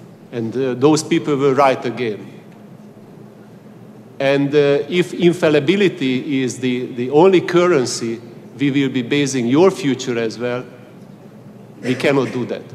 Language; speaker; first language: English; non-native, fluent; Hungarian